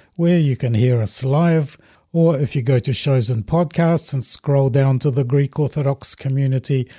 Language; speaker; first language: English; early bilingual, other home language; Greek